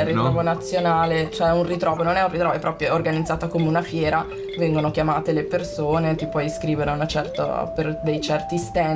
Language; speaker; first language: Italian; native; Italian